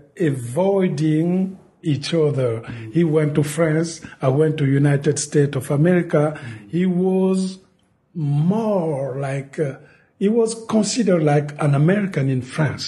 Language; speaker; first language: English; non-native, fluent; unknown